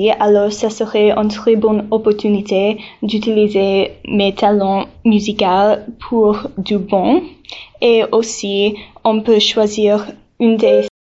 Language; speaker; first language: French; non-native, learner; English